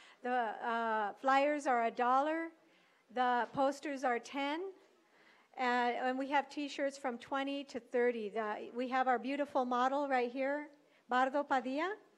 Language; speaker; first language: English; early bilingual, other home language; Spanish